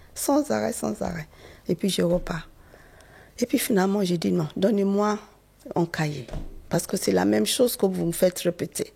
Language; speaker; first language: French; non-native, fluent; Yoruba